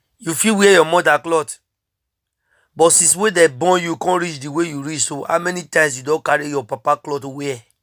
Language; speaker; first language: Nigerian Pidgin; non-native, local second language; Bini